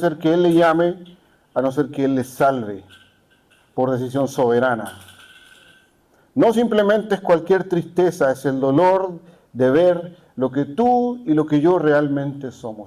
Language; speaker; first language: Spanish; native; Spanish